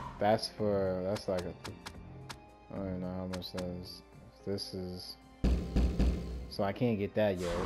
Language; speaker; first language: English; native; English